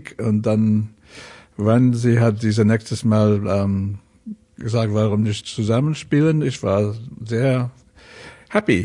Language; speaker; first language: German; non-native, learner; English